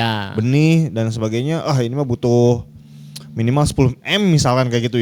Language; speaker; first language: Indonesian; native; Indonesian